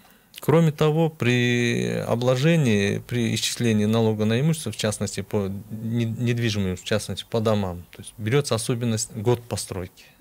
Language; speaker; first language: Russian; non-native, local second language; Kyrgyz